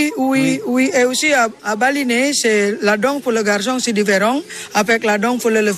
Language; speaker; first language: French; non-native, learner; Balinese